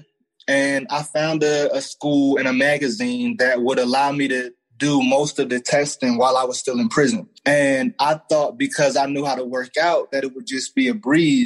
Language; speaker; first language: English; native; English